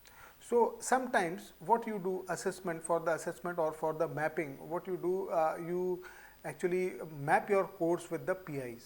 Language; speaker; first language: English; non-native, local second language; Hindi